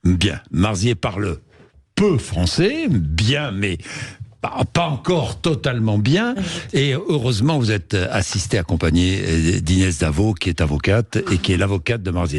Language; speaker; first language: French; native; French